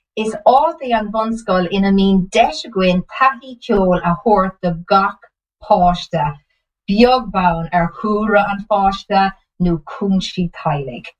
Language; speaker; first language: Irish; non-native, local second language; English